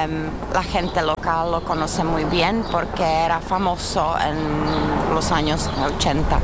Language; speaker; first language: Spanish; non-native, fluent; Czech